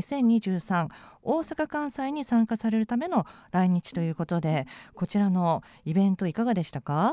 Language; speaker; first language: Japanese; native; Japanese